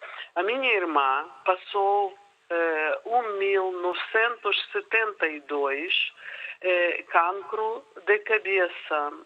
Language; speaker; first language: Portuguese; non-native, learner; Ukrainian